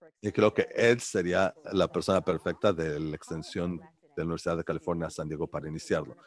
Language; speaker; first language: Spanish; early bilingual, heritage; Spanish